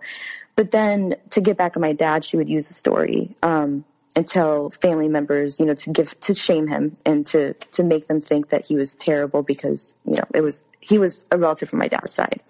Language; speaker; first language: English; native; English